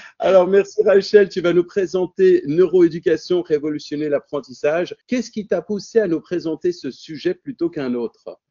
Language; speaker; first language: French; native; French